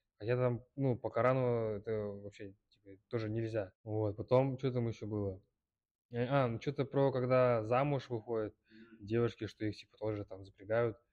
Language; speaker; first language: Russian; early bilingual, other home language; Kyrgyz